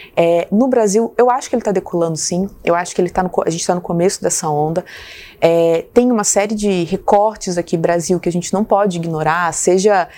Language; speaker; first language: Portuguese; native; Portuguese